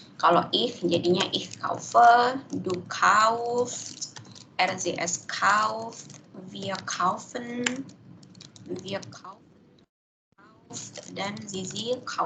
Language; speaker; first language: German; non-native, fluent; Indonesian